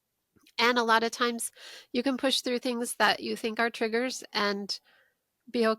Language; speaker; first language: English; native; English